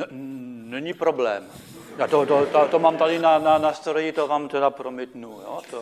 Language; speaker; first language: Czech; non-native, fluent; French